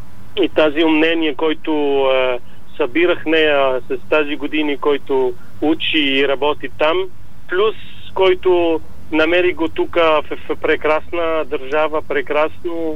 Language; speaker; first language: Bulgarian; non-native, learner; Arabic